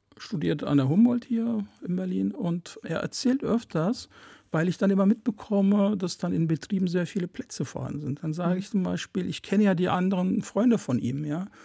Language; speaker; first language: German; early bilingual, other home language; Turkish